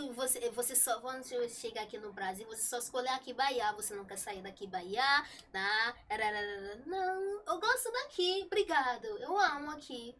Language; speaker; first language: Portuguese; non-native, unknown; Yoruba